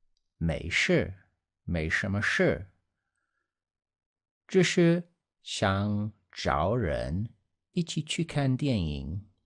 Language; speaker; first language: Chinese; non-native, learner; English